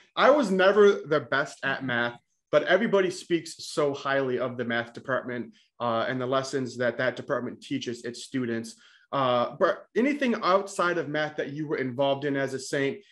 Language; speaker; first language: English; native; English